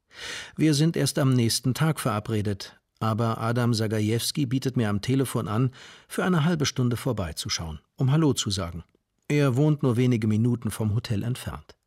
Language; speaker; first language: German; native; German